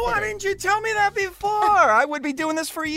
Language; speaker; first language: English; native; English